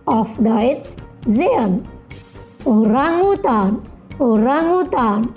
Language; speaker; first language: German; non-native, fluent; Indonesian